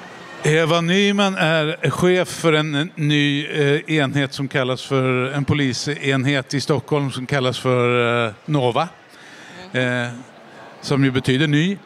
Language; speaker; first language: Swedish; native; Swedish